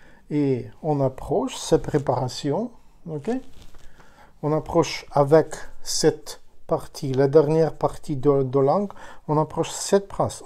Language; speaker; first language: French; non-native, learner; Ukrainian